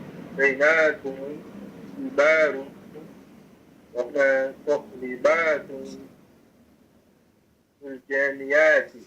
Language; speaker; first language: Arabic; non-native, learner; English